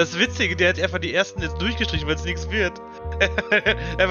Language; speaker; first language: German; native; German